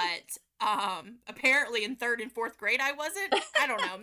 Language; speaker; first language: English; native; English